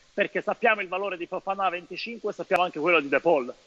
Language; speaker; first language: Italian; native; Italian